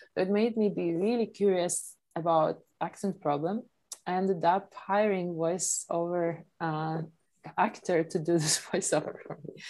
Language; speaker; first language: English; non-native, fluent; Polish